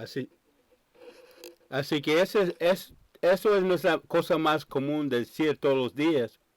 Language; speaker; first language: Spanish; non-native, fluent; English